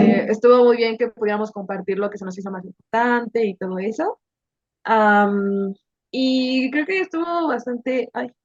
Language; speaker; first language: Spanish; native; Spanish